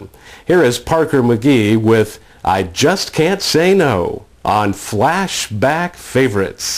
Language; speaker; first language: English; native; English